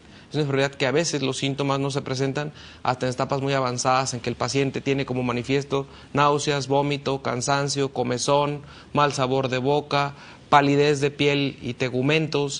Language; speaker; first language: Spanish; native; Spanish